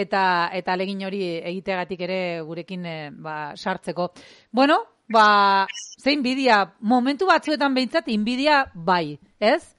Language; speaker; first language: Basque; native; Basque